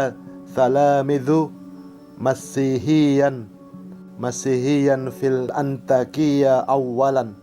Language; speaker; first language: Arabic; non-native, learner; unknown